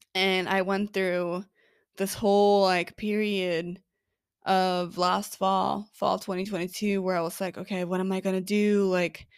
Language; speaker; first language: English; non-native, fluent; Norwegian